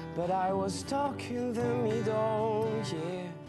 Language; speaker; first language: English; non-native, learner; French